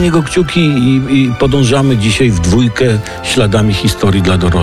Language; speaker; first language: Polish; native; Polish